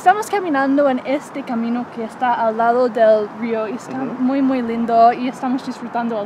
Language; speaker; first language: Spanish; non-native, fluent; English